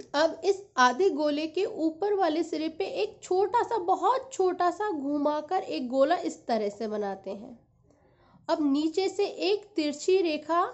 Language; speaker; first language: Hindi; native; Hindi